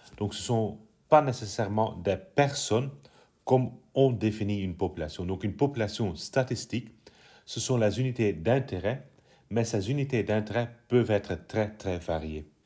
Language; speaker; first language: French; non-native, local second language; Dutch